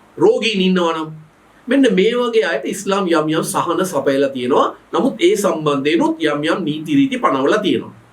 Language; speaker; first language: Sinhala; non-native, local second language; Tamil